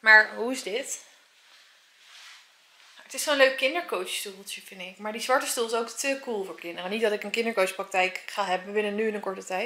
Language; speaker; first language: Dutch; native; Dutch